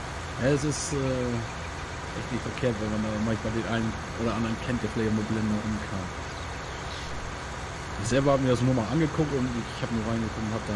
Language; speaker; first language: German; native; German